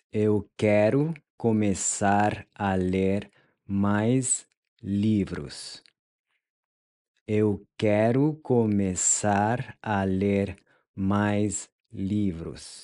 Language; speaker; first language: Portuguese; non-native, fluent; English